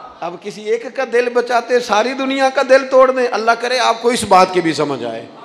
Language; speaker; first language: Urdu; non-native, local second language; Punjabi